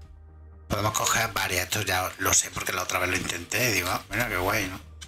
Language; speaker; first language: Spanish; native; Spanish